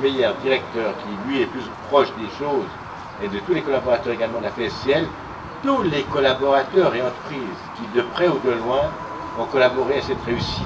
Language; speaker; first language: French; native; French